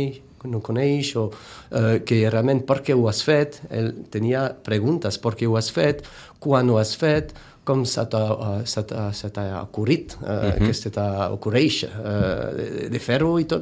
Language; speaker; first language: Catalan; non-native, fluent; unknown